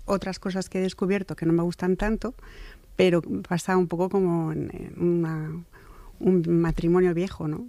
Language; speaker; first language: Spanish; non-native, fluent; French